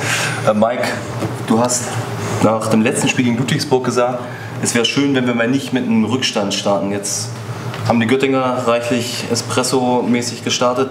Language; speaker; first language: German; native; German